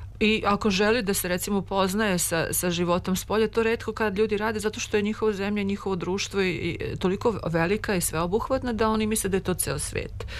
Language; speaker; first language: Serbian; native; Serbian